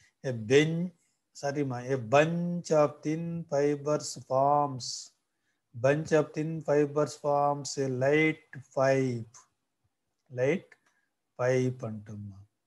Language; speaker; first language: English; non-native, local second language; Telugu